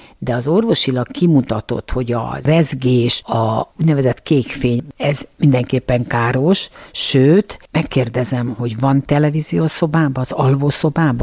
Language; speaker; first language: Hungarian; native; Hungarian